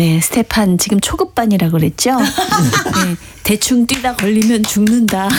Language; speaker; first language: Korean; native; Korean